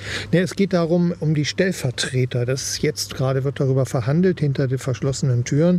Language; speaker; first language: German; native; German